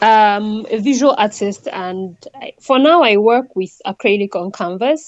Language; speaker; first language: English; non-native, local second language; Igbo